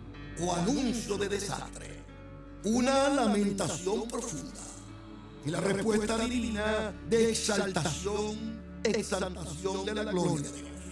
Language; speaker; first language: Spanish; native; Spanish